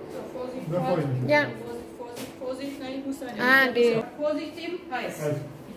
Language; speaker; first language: German; native; German